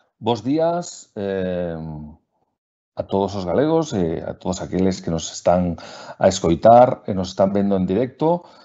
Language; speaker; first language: Galician; non-native, local second language; Spanish